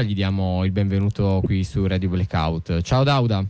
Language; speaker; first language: Italian; native; Italian